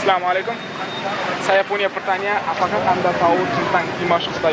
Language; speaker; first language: Indonesian; non-native, learner; Kazakh